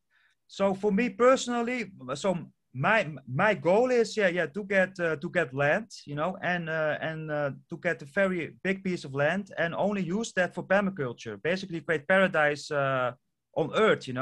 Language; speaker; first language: English; non-native, fluent; Dutch